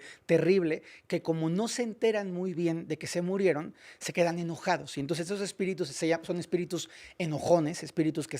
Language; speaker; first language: Spanish; native; Spanish